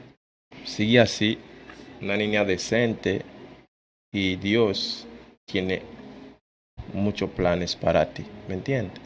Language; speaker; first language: Spanish; non-native, fluent; Haitian Creole